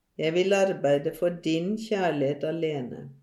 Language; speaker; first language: Norwegian; native; Norwegian